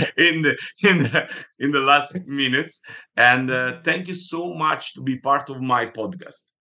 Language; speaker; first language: English; non-native, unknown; Italian